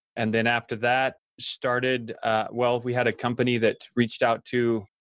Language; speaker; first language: English; native; English